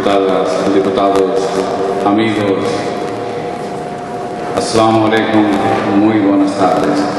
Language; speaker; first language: Spanish; non-native, learner; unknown